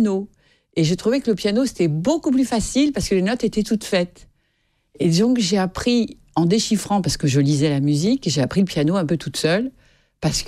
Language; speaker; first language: French; native; French